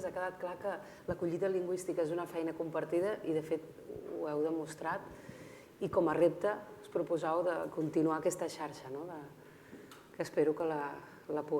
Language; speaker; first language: Catalan; native; Catalan